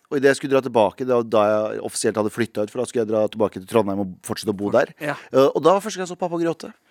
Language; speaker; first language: Norwegian; early bilingual, other home language; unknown